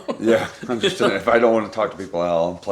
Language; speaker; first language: English; native; English